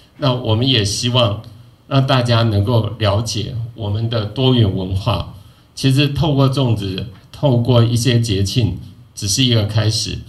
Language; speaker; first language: Chinese; native; Chinese